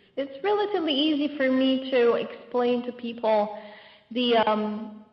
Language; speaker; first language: English; non-native, fluent; Turkish